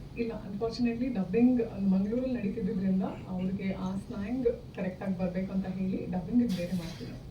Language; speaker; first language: Kannada; native; Kannada